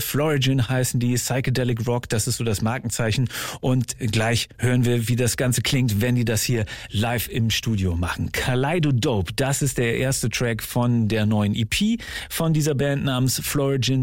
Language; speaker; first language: German; native; German